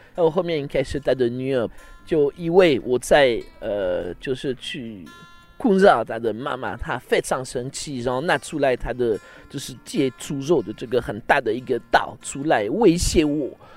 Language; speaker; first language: Chinese; non-native, fluent; French